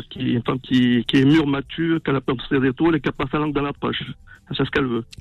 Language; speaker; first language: French; native; French